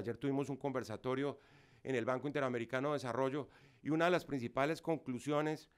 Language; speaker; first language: Spanish; native; Spanish